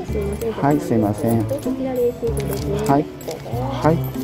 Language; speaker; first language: Japanese; native; Japanese